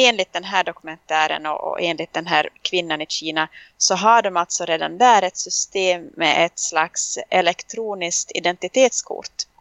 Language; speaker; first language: Swedish; native; Swedish